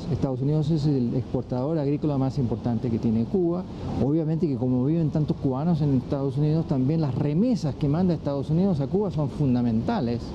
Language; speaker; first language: Spanish; native; Spanish